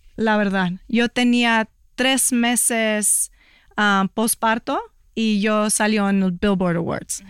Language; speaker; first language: Spanish; early bilingual, heritage; Spanish